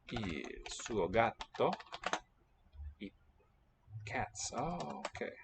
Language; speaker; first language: Italian; non-native, learner; English